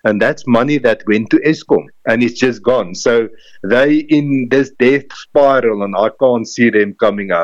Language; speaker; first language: English; non-native, local second language; Afrikaans